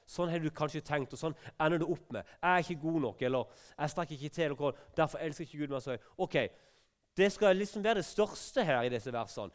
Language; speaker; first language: Norwegian; native; Norwegian